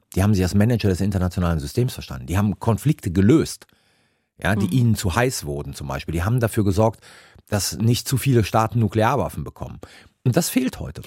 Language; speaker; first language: German; native; German